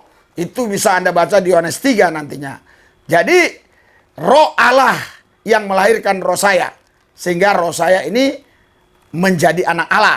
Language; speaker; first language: Indonesian; native; Indonesian